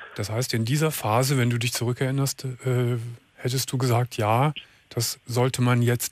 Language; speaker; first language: German; native; German